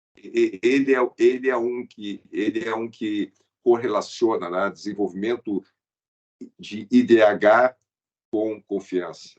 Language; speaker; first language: Portuguese; early bilingual, other home language; Chinese